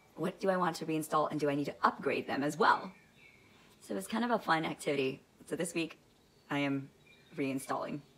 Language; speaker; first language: English; native; English